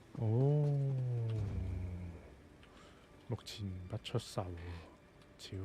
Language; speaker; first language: Chinese; native; Chinese